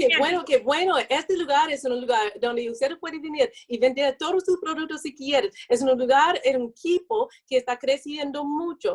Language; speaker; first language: Spanish; non-native, learner; English